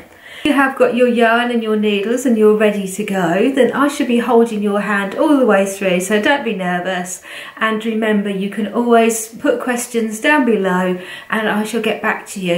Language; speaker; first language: English; native; English